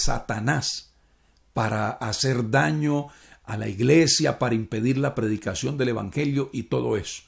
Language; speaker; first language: Spanish; native; Spanish